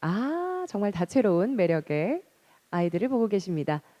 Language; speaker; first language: Korean; native; Korean